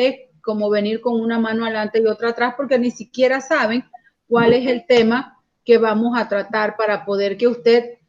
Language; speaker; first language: Spanish; native; Spanish